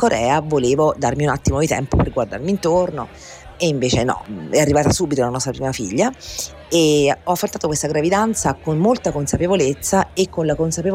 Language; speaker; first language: Italian; native; Italian